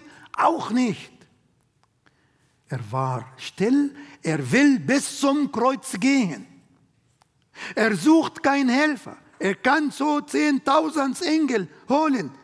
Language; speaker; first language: German; non-native, learner; Arabic